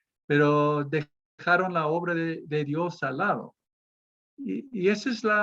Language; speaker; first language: Spanish; non-native, fluent; English